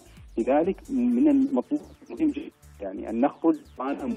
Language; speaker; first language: Arabic; native; Arabic